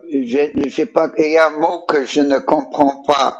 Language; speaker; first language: French; non-native, learner; English